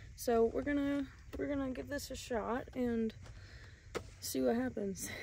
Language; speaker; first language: English; native; English